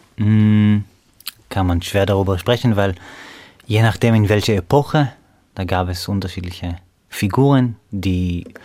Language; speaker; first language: German; non-native, fluent; Hebrew